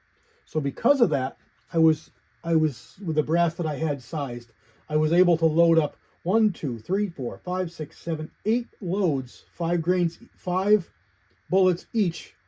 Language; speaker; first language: English; native; English